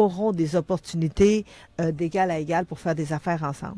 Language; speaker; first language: French; native; French